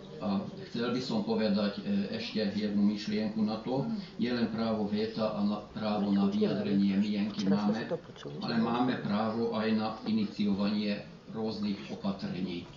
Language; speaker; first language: Slovak; early bilingual, heritage; Slovak